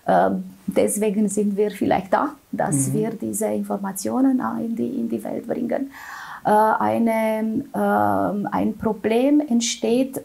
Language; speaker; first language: German; non-native, fluent; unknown